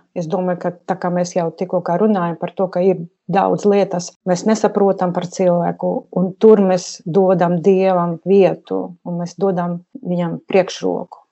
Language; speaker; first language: Latvian; non-native, local second language; Russian